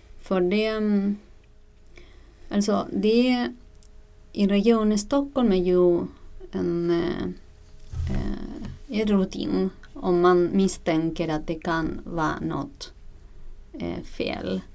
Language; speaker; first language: Swedish; native; Swedish